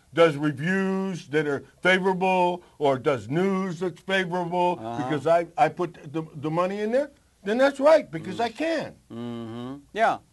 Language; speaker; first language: English; native; English